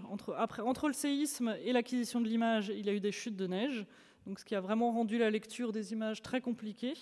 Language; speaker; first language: French; native; French